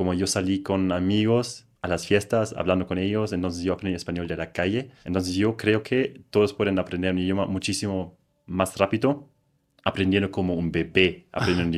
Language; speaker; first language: Spanish; non-native, fluent; German